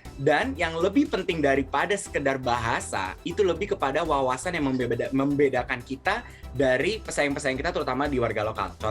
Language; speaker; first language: Indonesian; native; Indonesian